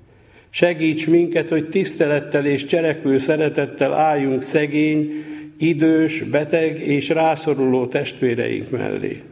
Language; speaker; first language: Hungarian; native; Hungarian